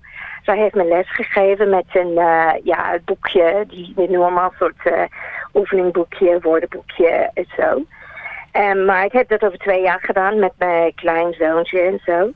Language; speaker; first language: Dutch; non-native, fluent; English